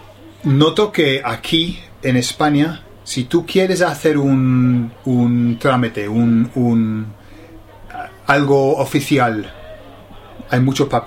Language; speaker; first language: Spanish; non-native, fluent; English